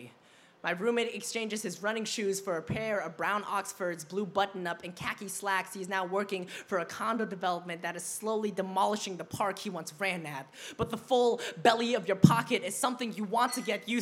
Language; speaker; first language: English; early bilingual, other home language; Vietnamese